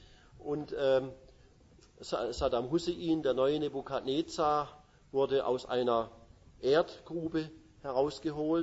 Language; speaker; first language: German; native; German